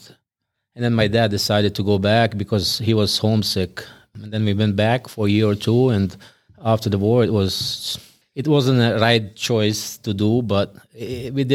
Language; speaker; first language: English; non-native, fluent; Bosnian